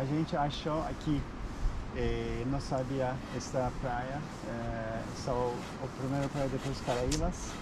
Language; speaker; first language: Portuguese; non-native, learner; Turkish